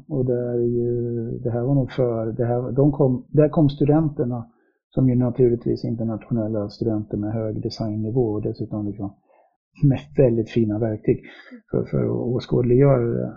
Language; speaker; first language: Swedish; native; Swedish